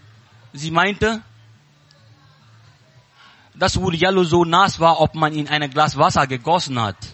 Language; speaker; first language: German; non-native, learner; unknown